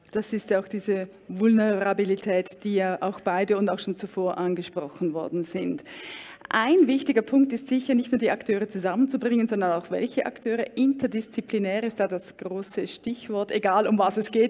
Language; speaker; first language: German; native; German